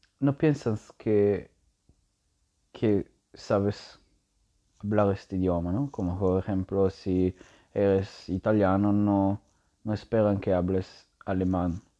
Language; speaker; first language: Spanish; non-native, learner; Italian